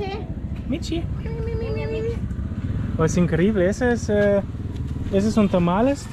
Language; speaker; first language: Spanish; non-native, fluent; German